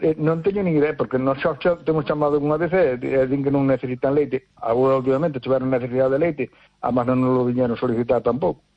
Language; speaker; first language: Galician; native; Galician